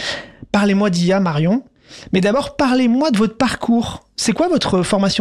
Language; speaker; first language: French; native; French